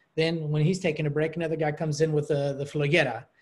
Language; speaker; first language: English; early bilingual, other home language; Greek